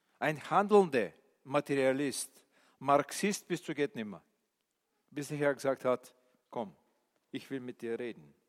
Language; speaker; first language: German; non-native, fluent; Bulgarian